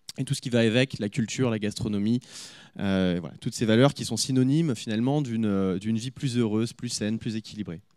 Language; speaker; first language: French; native; French